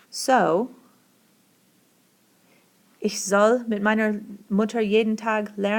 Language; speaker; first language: German; non-native, fluent; English